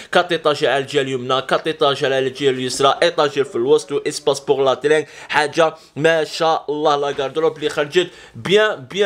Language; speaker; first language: Arabic; native; Arabic